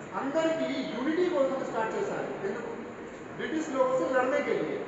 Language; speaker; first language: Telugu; non-native, local second language; Hindi